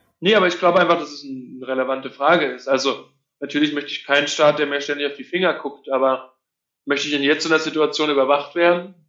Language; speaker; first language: German; native; German